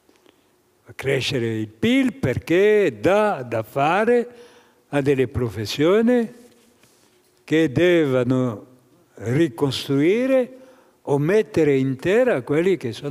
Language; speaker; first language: Italian; non-native, fluent; French